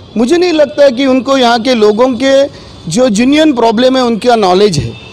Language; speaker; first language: Hindi; non-native, local second language; Marathi